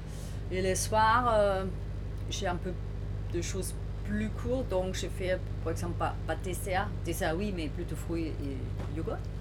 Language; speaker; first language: French; non-native, learner; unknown